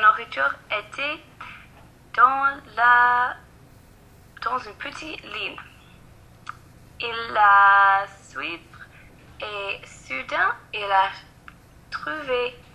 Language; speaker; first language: French; non-native, learner; English